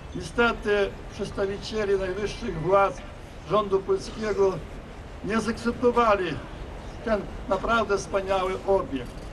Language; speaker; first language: Polish; early bilingual, heritage; Polish